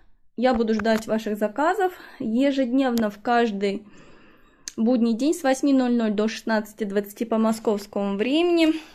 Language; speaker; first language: Russian; native; Russian